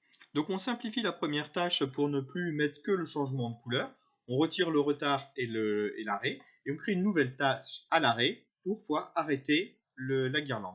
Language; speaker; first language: French; native; French